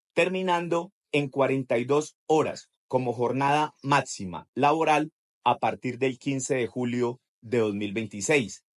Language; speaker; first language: Spanish; native; Spanish